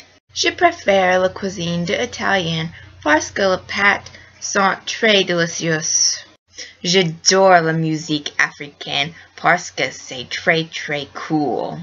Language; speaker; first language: French; non-native, learner; English